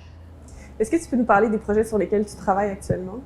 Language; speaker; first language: French; native; French